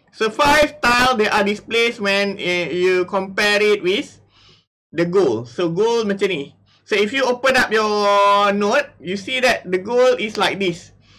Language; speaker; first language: English; non-native, local second language; Malay